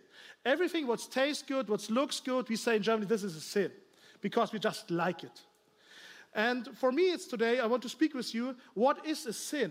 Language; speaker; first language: English; non-native, learner; German